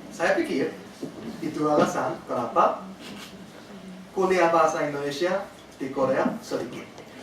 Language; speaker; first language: Indonesian; non-native, learner; Korean